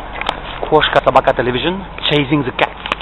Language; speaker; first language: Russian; non-native, learner; French